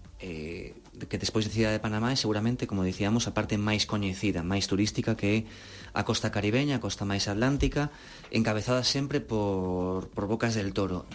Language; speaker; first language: Galician; native; Galician